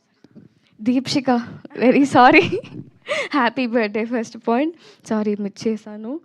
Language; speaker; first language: Telugu; non-native, learner; Tamil